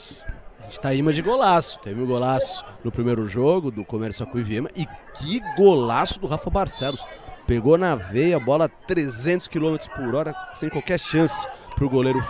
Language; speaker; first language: Portuguese; native; Portuguese